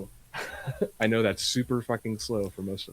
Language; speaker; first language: English; native; English